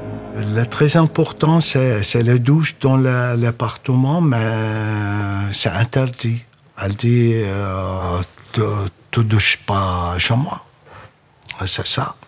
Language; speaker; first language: French; non-native, learner; Arabic